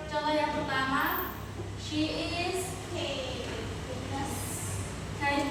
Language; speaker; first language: English; non-native, learner; Indonesian